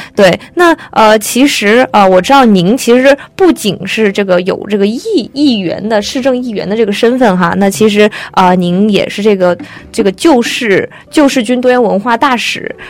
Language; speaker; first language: Chinese; native; Chinese